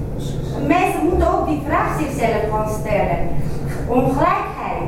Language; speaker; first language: Dutch; non-native, fluent; Kurdish